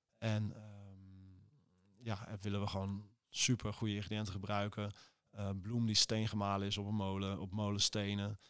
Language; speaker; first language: Dutch; native; Dutch